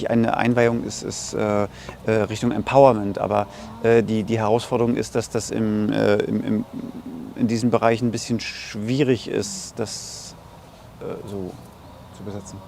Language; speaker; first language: German; native; German